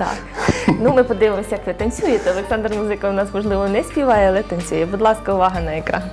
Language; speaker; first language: Ukrainian; native; Ukrainian